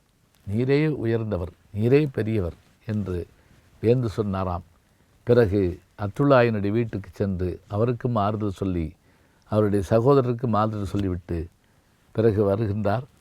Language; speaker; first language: Tamil; native; Tamil